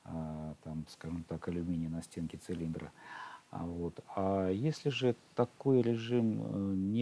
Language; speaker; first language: Russian; native; Russian